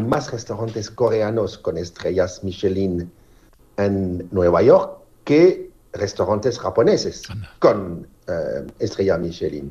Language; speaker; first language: Spanish; non-native, learner; French